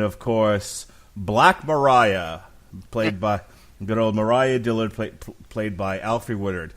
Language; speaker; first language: English; native; English